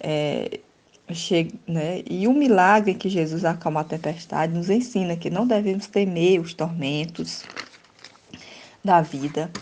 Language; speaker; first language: Portuguese; native; Portuguese